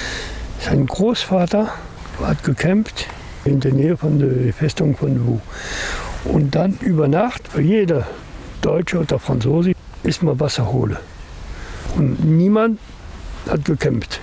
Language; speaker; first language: German; non-native, learner; French